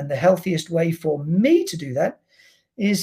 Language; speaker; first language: English; native; English